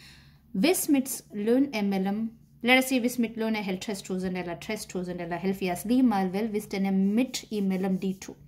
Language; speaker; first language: Danish; non-native, fluent; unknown